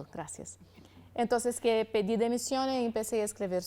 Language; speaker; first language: Spanish; non-native, learner; Portuguese